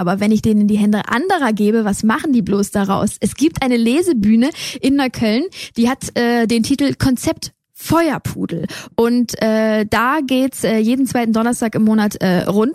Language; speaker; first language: German; native; German